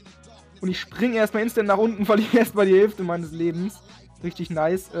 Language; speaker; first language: German; native; German